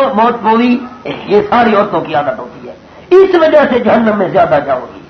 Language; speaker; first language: Urdu; non-native, local second language; Pashto